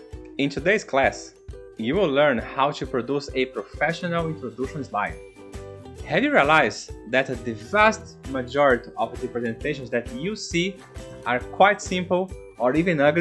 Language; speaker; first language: English; non-native, fluent; Portuguese